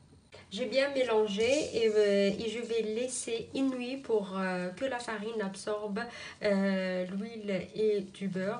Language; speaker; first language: French; non-native, local second language; Arabic